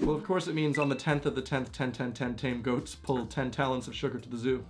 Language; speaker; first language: English; native; English